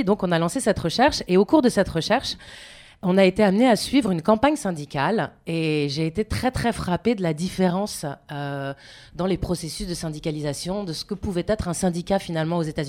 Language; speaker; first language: French; native; French